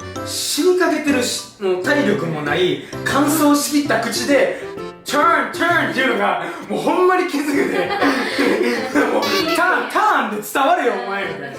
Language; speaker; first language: Japanese; native; Japanese